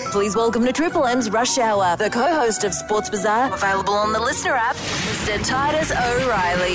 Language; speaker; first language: English; native; English